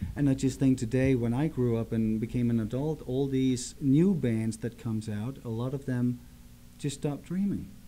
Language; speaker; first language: English; non-native, fluent; Danish